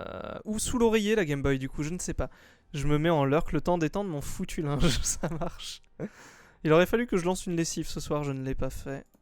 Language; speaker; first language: French; native; French